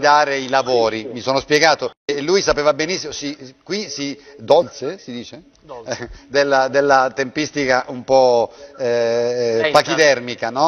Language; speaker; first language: Italian; native; Italian